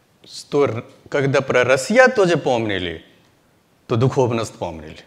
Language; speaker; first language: Russian; non-native, learner; Hindi